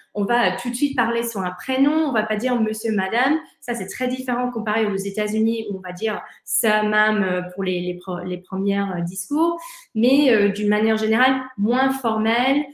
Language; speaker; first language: French; early bilingual, heritage; English